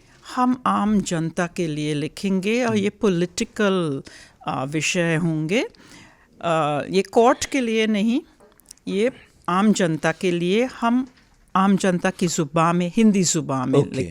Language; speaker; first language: Hindi; early bilingual, heritage; Hindi